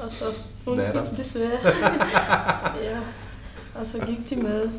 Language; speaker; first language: Danish; non-native, learner; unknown